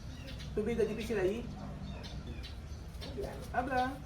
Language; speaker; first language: Spanish; non-native, learner; Filipino